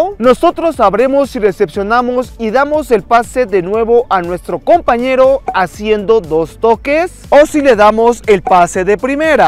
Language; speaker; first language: Spanish; native; Spanish